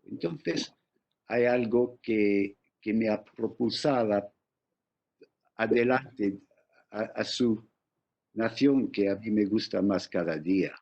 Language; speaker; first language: Spanish; non-native, fluent; English